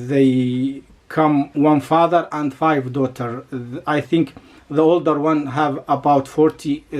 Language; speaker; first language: English; non-native, learner; Arabic